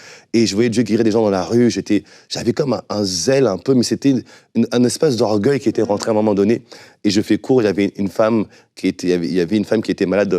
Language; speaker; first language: French; native; French